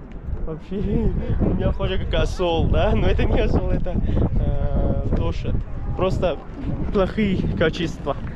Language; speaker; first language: Russian; non-native, learner; Pashto